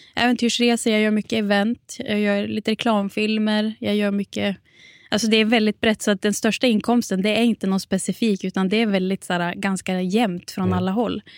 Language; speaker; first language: Swedish; native; Swedish